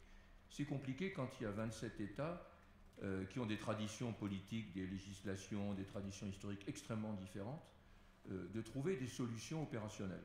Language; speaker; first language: French; native; French